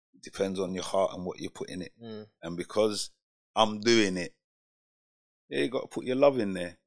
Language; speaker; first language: English; native; English